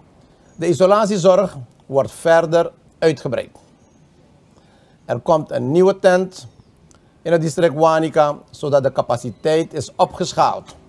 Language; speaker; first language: Dutch; native; Dutch